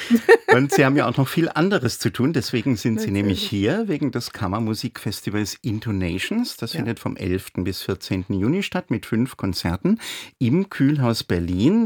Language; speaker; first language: German; native; German